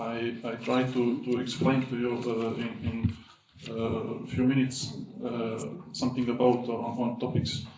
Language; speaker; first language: English; non-native, learner; Serbian